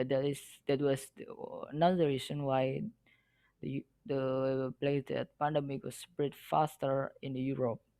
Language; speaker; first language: English; non-native, learner; Indonesian